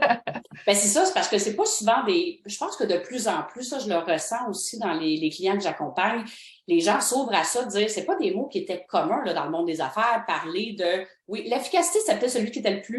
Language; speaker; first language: French; native; French